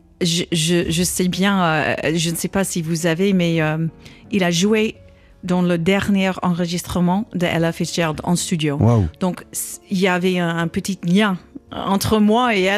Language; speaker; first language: French; non-native, learner; English